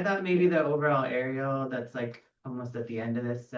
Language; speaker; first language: English; native; English